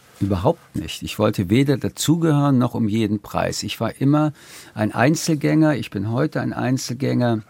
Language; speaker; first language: German; early bilingual, other home language; French